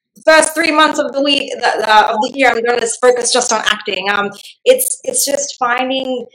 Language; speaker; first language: English; non-native, local second language; Gujarati